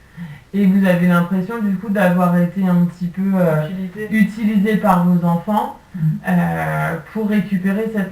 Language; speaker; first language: French; native; French